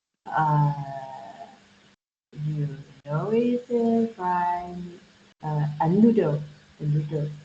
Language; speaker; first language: English; non-native, learner; Vietnamese